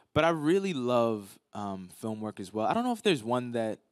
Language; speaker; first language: English; native; English